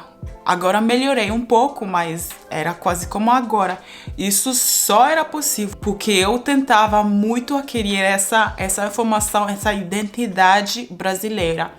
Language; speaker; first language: Portuguese; non-native, fluent; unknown